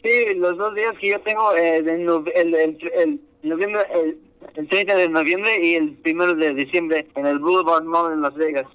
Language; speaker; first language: Spanish; early bilingual, heritage; Spanish